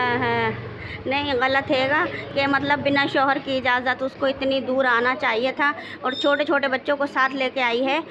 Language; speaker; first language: Hindi; native; Hindi